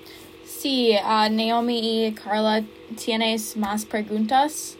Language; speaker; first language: Spanish; non-native, learner; English